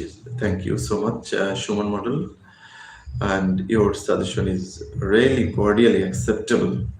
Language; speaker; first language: English; non-native, local second language; Bangla